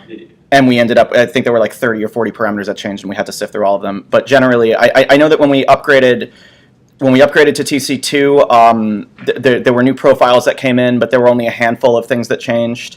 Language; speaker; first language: English; native; English